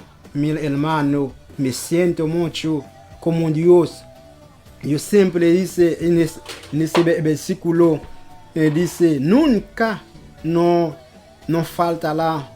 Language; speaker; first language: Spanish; non-native, local second language; Haitian Creole